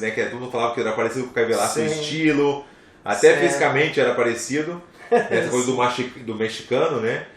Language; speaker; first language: Portuguese; native; Portuguese